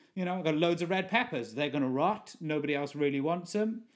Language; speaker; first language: English; native; English